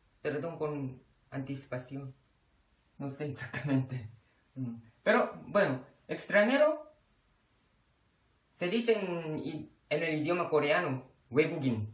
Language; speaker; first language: Spanish; non-native, fluent; Korean